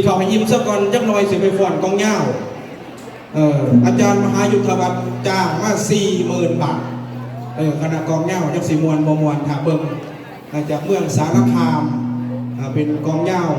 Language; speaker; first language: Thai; non-native, local second language; Northeastern Thai